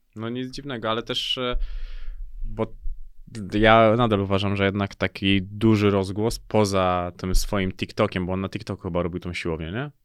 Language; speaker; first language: Polish; native; Polish